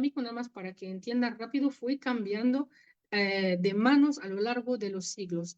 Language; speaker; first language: Spanish; non-native, fluent; Arabic